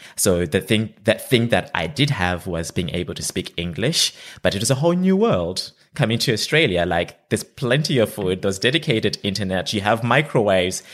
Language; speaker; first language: English; non-native, local second language; Shona